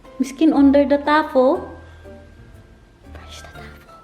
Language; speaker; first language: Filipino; non-native, local second language; Cebuano